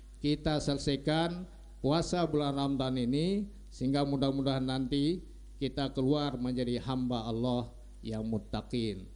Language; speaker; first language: Indonesian; non-native, local second language; Sasak